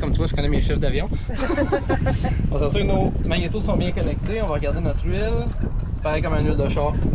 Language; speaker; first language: French; native; French